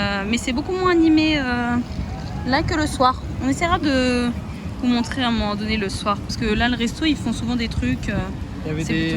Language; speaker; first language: French; native; French